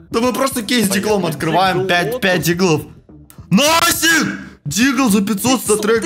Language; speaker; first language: Russian; native; Russian